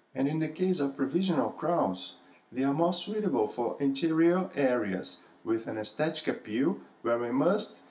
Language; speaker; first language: English; non-native, fluent; Portuguese